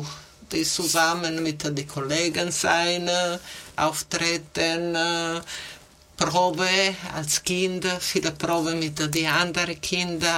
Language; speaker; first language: German; non-native, learner; Italian